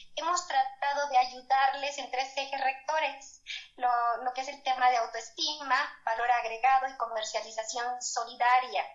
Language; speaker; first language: Spanish; native; Spanish